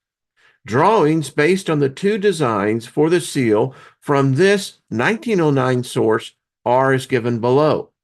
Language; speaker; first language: English; native; English